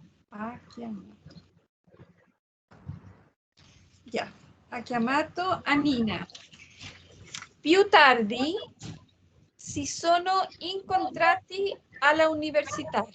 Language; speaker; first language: Italian; non-native, learner; Spanish